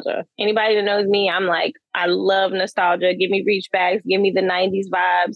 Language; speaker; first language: English; native; English